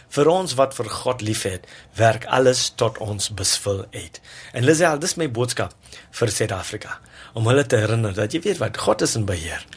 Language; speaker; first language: Afrikaans; non-native, local second language; English